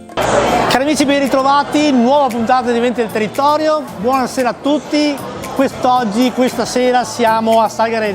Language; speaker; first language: Italian; native; Italian